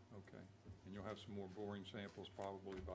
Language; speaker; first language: English; native; English